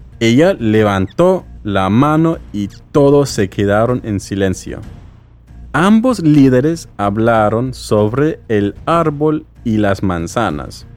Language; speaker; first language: Spanish; non-native, fluent; English